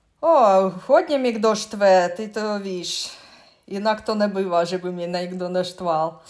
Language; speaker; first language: Czech; non-native, learner; Russian